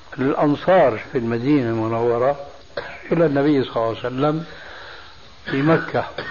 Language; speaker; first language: Arabic; early bilingual, other home language; Albanian